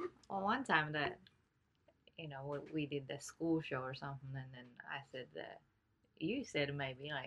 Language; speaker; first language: English; non-native, fluent; Japanese